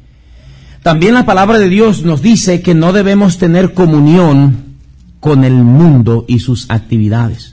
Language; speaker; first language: Spanish; native; Spanish